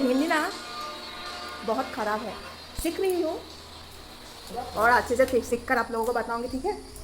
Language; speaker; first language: Hindi; non-native, local second language; Assamese